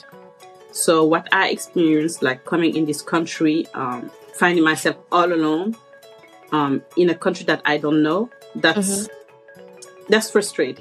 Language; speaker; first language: English; non-native, fluent; French